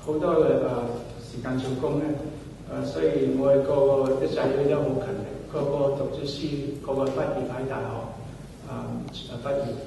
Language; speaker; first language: Cantonese; early bilingual, heritage; Cantonese